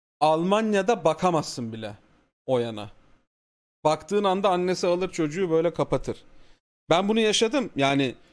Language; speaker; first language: Turkish; native; Turkish